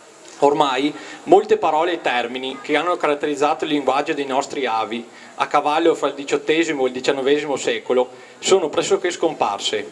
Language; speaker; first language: Italian; native; Italian